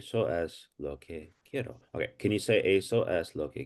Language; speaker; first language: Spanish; non-native, fluent; English